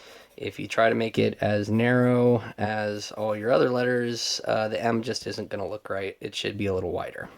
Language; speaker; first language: English; native; English